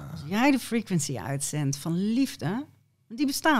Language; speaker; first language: Dutch; native; Dutch